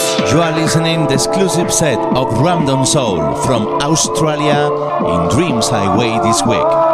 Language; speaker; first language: English; non-native, learner; Spanish